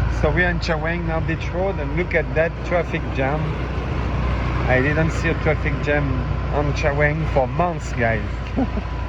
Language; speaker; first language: English; non-native, fluent; French